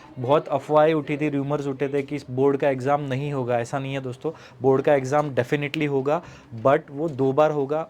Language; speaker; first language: Hindi; non-native, local second language; Marathi